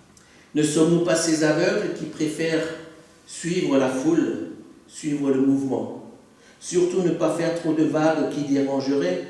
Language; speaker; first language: French; native; French